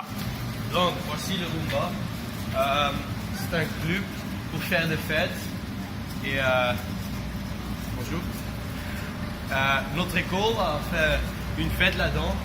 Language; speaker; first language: French; non-native, learner; Dutch